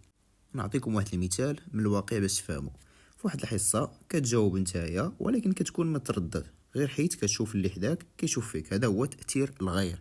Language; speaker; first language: Arabic; native; Arabic